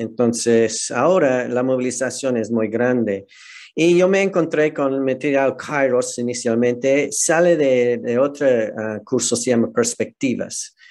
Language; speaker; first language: Spanish; non-native, fluent; English